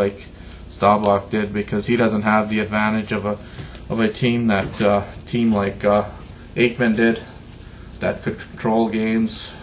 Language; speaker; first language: English; native; English